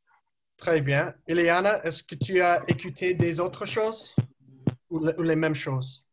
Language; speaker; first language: French; non-native, learner; English